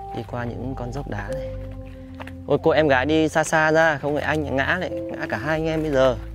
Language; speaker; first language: Vietnamese; native; Vietnamese